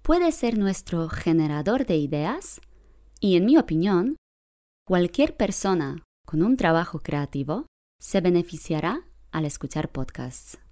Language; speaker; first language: Spanish; non-native, fluent; Polish